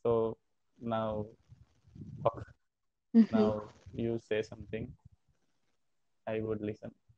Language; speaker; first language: English; non-native, learner; Hindi